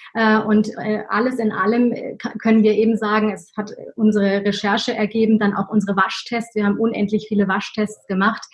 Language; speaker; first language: German; early bilingual, other home language; Arabic